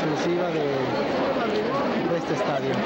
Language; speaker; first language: Spanish; native; Spanish